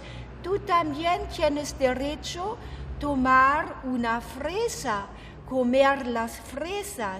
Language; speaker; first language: Spanish; non-native, fluent; German